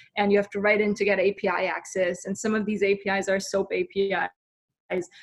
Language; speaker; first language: English; non-native, fluent; German